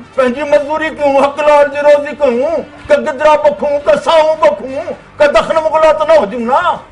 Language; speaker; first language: Sindhi; non-native, local second language; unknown